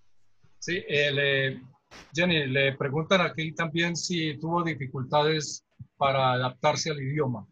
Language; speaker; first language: Spanish; native; Spanish